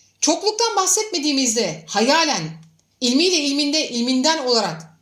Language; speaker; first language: Turkish; native; Turkish